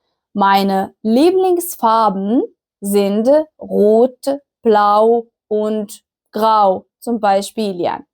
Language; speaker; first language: German; non-native, fluent; Arabic